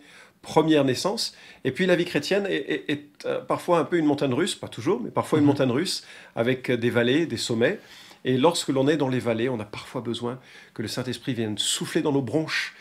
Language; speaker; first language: French; native; French